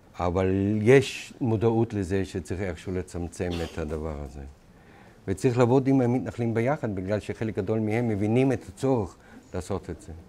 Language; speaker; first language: Hebrew; non-native, fluent; German